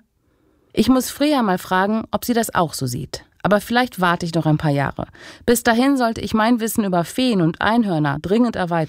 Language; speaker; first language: German; native; German